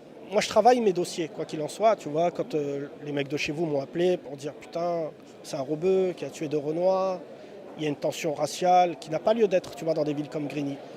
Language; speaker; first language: French; native; French